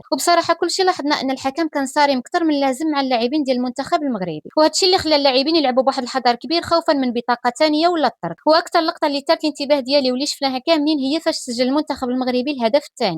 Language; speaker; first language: Arabic; native; Arabic